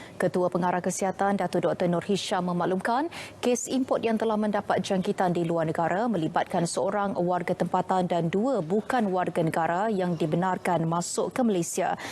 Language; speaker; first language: Malay; native; Malay